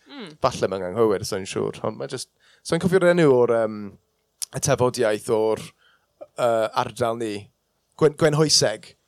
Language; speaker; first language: Welsh; non-native, local second language; English